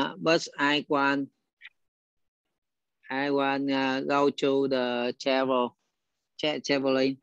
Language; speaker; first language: English; non-native, learner; Vietnamese